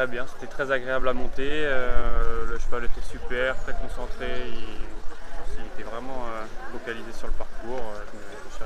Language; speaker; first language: French; native; French